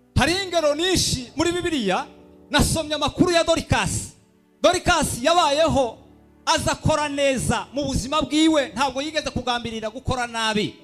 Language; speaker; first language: Kinyarwanda; early bilingual, heritage; Kinyarwanda